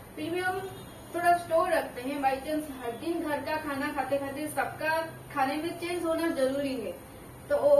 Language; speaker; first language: Hindi; non-native, local second language; Odia